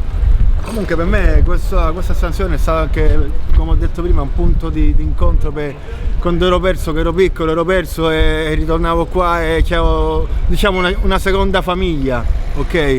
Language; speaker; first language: Italian; native; Italian